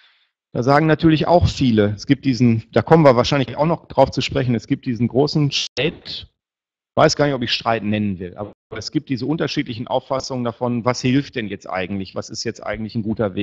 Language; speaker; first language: German; native; German